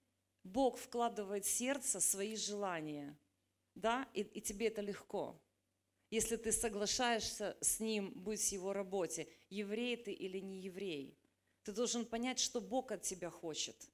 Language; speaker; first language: Russian; native; Russian